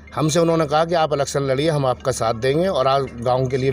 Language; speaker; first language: Hindi; native; Hindi